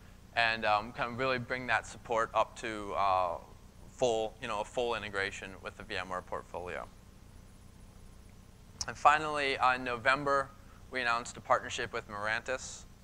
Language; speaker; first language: English; native; English